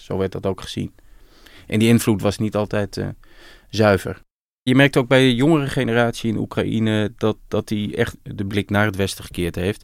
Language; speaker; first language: Dutch; native; Dutch